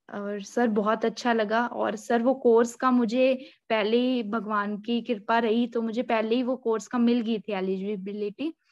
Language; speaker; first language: Hindi; native; Hindi